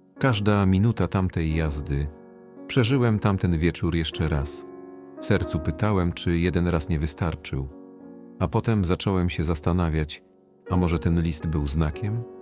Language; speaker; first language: Polish; non-native, fluent; Kurdish